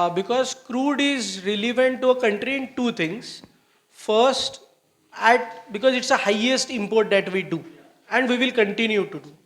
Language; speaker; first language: English; non-native, local second language; Marathi